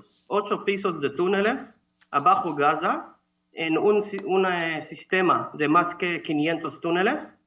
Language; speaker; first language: Spanish; non-native, fluent; Hebrew